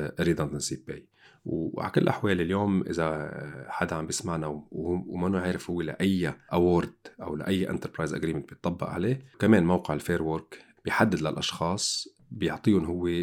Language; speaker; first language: Arabic; native; Arabic